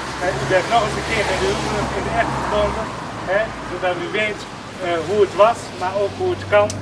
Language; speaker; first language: Dutch; native; Dutch